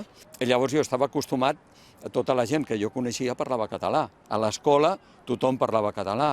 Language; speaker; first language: Catalan; non-native, local second language; Spanish